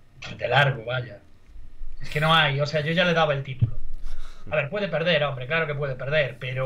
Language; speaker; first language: Spanish; native; Spanish